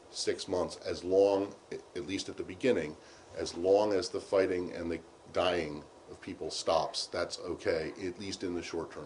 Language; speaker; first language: English; native; English